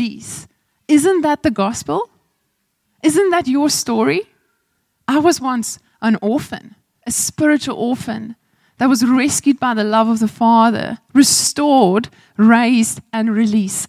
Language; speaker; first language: English; non-native, local second language; Afrikaans